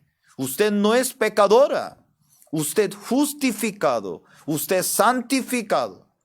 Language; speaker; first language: Spanish; non-native, fluent; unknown